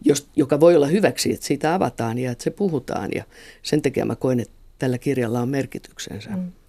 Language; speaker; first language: Finnish; native; Finnish